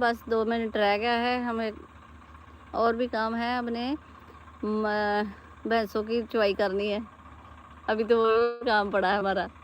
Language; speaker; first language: Hindi; non-native, local second language; Punjabi